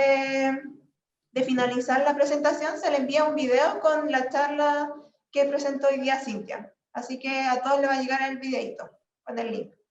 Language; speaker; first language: Spanish; native; Spanish